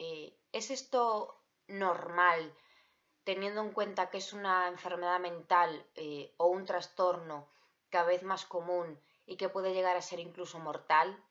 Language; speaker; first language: Spanish; native; Spanish